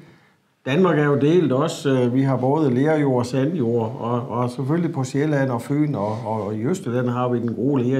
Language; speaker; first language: Danish; native; Danish